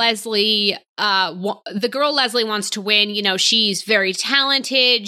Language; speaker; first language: English; native; English